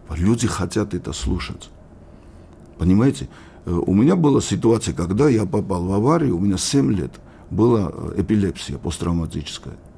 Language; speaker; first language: Russian; non-native, local second language; Georgian